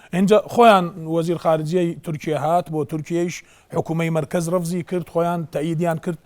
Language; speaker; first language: Central Kurdish; non-native, local second language; Azerbaijani